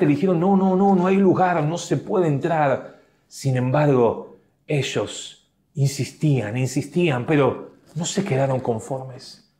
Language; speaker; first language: Spanish; native; Spanish